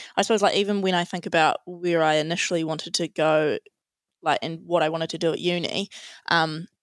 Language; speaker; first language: English; native; English